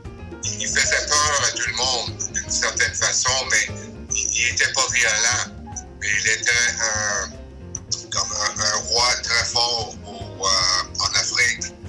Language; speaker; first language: French; early bilingual, other home language; English